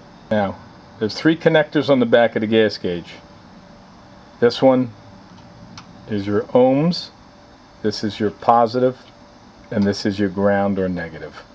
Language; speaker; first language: English; native; English